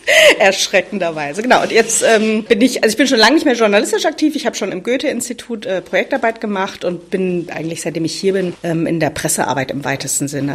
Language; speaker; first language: German; native; German